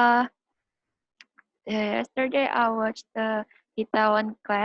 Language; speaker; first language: English; non-native, learner; Indonesian